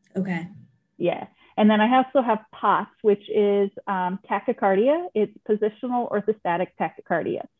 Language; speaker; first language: English; native; English